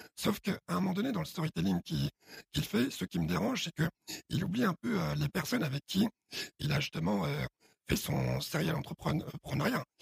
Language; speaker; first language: French; early bilingual, other home language; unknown